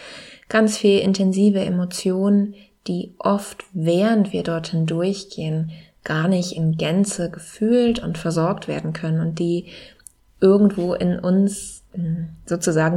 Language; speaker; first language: German; native; German